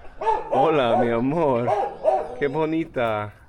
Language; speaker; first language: Spanish; non-native, fluent; English